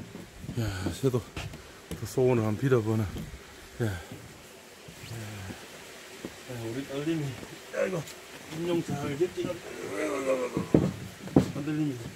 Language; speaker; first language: Korean; native; Korean